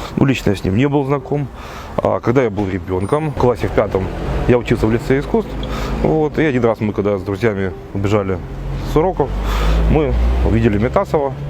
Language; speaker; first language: Russian; native; Russian